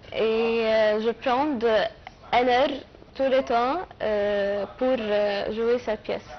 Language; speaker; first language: French; non-native, learner; Arabic